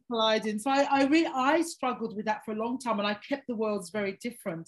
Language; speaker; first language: English; native; English